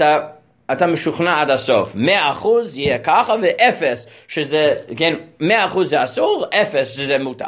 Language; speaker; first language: Hebrew; non-native, fluent; English